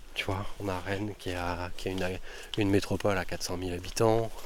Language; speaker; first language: French; native; French